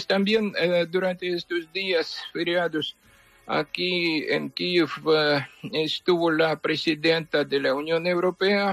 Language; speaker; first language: Spanish; non-native, fluent; Ukrainian